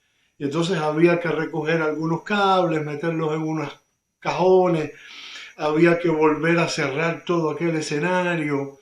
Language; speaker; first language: Spanish; native; Spanish